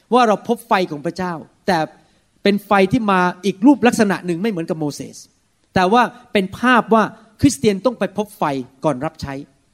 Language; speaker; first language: Thai; early bilingual, heritage; Thai